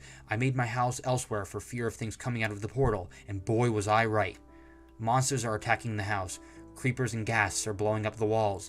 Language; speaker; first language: English; native; English